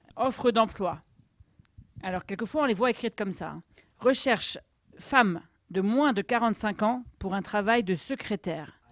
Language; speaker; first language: French; native; French